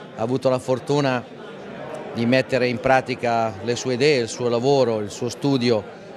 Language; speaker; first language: Italian; native; Italian